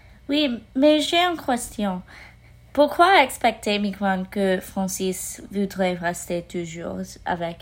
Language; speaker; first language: French; non-native, learner; English